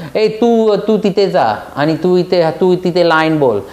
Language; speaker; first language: Marathi; early bilingual, heritage; Marathi